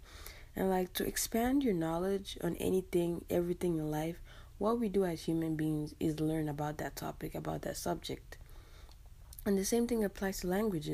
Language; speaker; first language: English; native; English